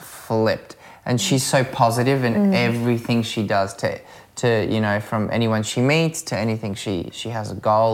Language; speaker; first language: English; early bilingual, other home language; Russian